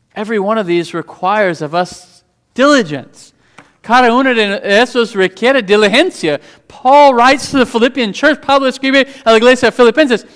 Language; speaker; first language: English; native; English